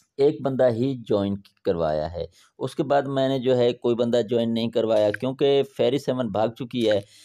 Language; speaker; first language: Urdu; non-native, local second language; Punjabi